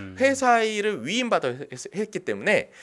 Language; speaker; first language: Korean; native; Korean